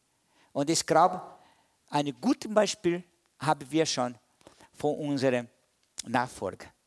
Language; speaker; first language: German; non-native, learner; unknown